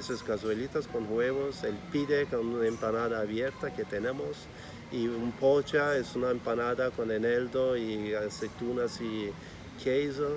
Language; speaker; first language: Spanish; non-native, fluent; Turkish